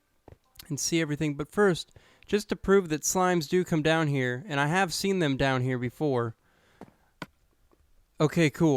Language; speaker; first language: English; native; English